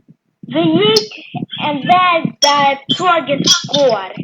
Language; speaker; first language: Swedish; early bilingual, other home language; French